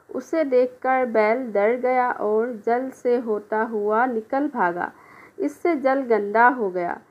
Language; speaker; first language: Hindi; non-native, local second language; Assamese